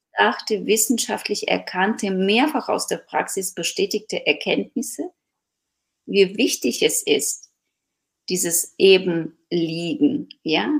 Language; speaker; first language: German; non-native, fluent; Ukrainian